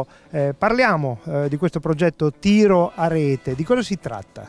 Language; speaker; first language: Italian; native; Italian